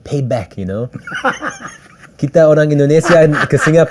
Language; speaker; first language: Indonesian; early bilingual, heritage; English